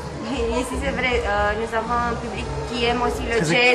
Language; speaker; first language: French; non-native, fluent; Romanian